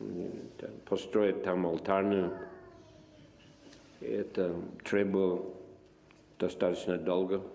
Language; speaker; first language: Russian; non-native, fluent; English